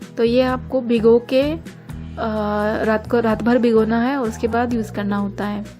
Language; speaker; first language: Hindi; non-native, local second language; Konkani